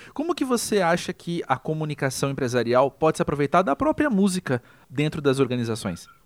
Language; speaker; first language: Portuguese; native; Portuguese